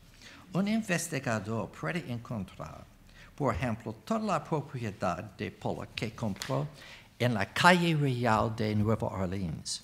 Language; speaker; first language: Spanish; non-native, fluent; English